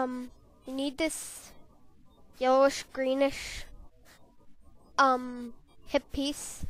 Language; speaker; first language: English; native; English